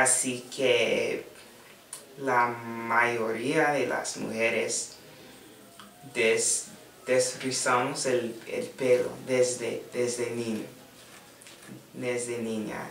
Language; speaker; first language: Spanish; non-native, learner; English